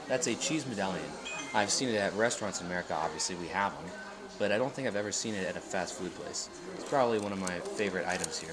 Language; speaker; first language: English; native; English